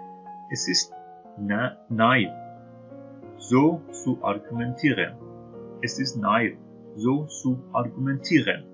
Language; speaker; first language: German; non-native, fluent; Persian